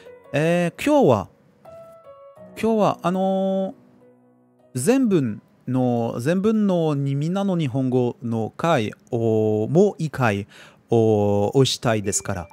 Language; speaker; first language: Japanese; non-native, learner; French